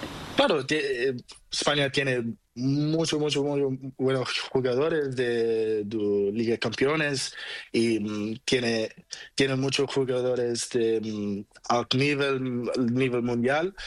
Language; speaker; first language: Spanish; non-native, learner; Portuguese